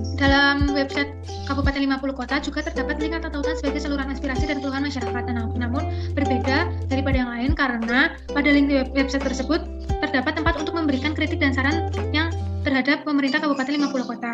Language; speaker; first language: Indonesian; native; Indonesian